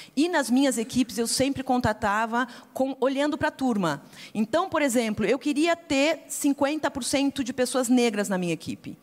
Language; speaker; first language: Portuguese; native; Portuguese